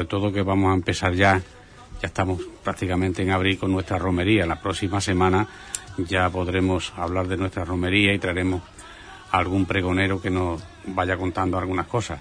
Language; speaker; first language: Spanish; native; Spanish